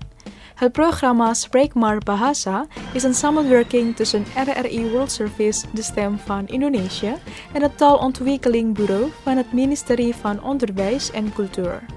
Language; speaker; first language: Dutch; non-native, learner; Indonesian